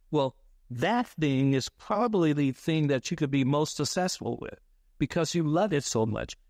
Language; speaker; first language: English; native; English